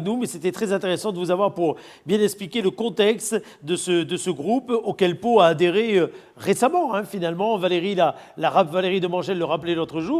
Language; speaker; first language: French; native; French